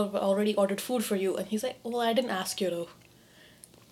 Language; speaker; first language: English; non-native, local second language; Urdu